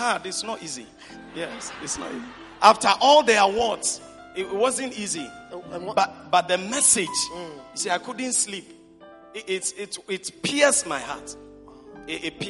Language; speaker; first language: English; non-native, local second language; Akan